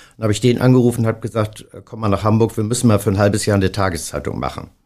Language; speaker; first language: German; native; German